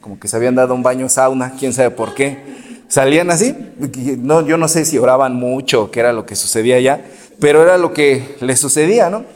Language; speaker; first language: Spanish; native; Spanish